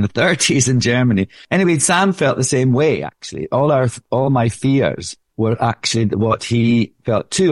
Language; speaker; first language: English; native; English